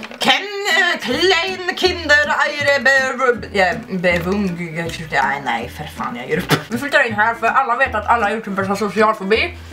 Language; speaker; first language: Swedish; native; Swedish